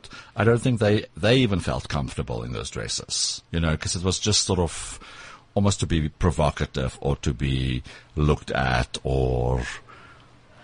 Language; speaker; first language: English; non-native, local second language; Afrikaans